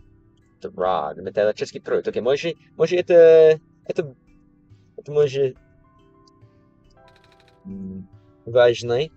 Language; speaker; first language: Russian; non-native, learner; English